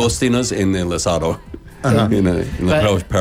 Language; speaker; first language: Spanish; non-native, learner; English